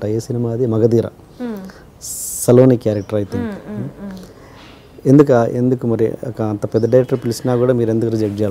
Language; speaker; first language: Telugu; native; Telugu